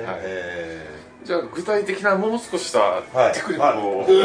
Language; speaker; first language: Japanese; native; Japanese